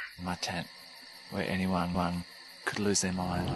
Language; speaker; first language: English; native; English